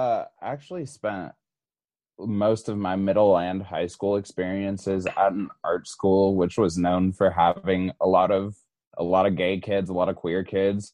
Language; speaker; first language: English; native; English